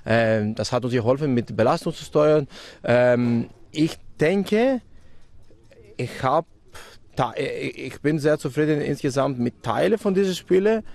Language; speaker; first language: German; non-native, fluent; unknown